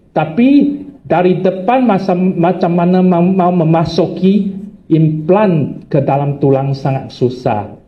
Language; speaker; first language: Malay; non-native, local second language; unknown